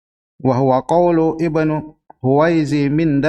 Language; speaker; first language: Arabic; non-native, learner; Indonesian